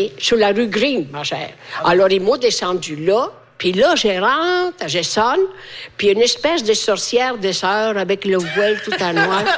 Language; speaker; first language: French; non-native, fluent; Italian